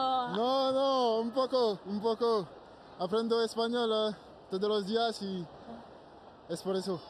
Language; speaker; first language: Spanish; non-native, learner; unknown